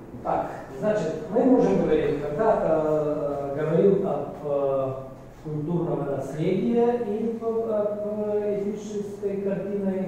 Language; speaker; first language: Russian; non-native, fluent; Bulgarian